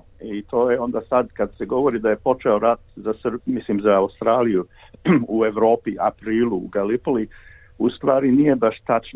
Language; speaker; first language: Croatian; early bilingual, heritage; Serbian